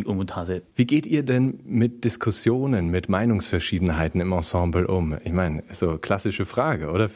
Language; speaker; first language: German; native; German